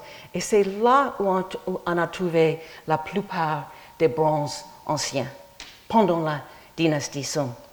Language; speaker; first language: French; non-native, fluent; English